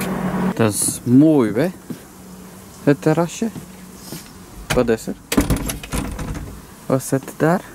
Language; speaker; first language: Dutch; native; Dutch